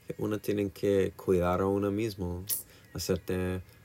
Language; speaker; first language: Spanish; non-native, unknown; English